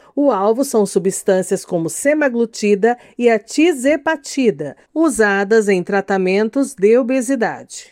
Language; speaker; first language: Portuguese; native; Portuguese